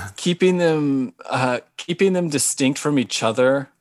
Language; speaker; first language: English; native; English